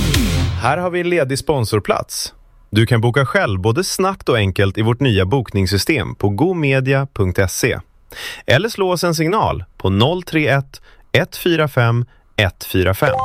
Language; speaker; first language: Swedish; native; Swedish